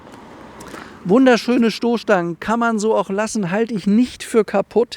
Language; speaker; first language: German; native; German